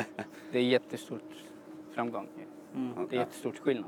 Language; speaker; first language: Swedish; non-native, fluent; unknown